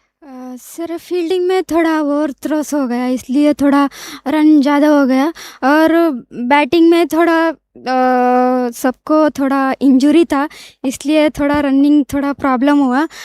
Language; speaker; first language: Hindi; non-native, local second language; Odia